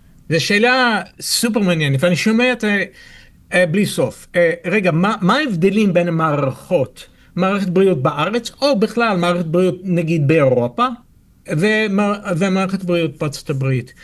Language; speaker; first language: Hebrew; non-native, fluent; English